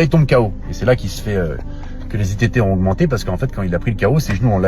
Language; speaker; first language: French; native; French